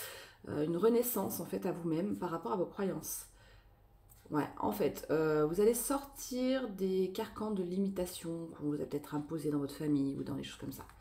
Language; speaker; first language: French; native; French